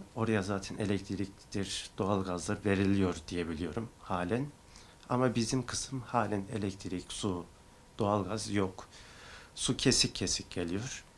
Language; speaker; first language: Turkish; native; Turkish